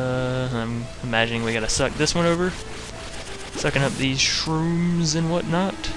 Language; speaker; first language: English; native; English